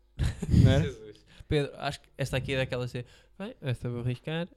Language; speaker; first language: Portuguese; native; Portuguese